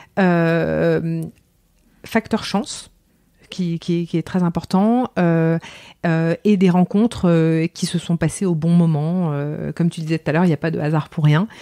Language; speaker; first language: French; native; French